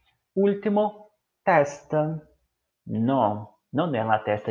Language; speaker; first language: Italian; non-native, learner; Portuguese